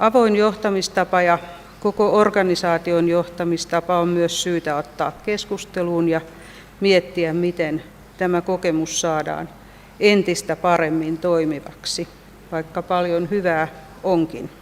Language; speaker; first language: Finnish; native; Finnish